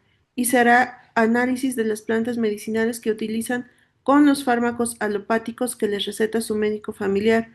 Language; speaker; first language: Spanish; native; Spanish